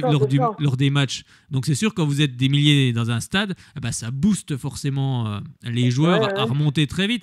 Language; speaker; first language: French; native; French